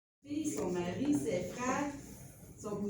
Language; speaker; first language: French; native; French